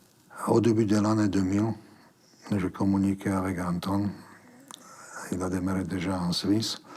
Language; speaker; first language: French; non-native, fluent; Slovak